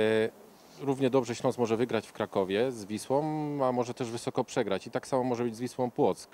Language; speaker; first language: Polish; native; Polish